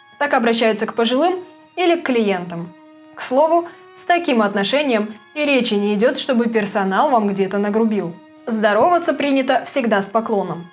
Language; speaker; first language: Russian; native; Russian